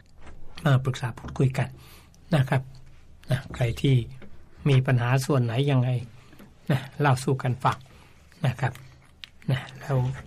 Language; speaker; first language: Thai; native; Thai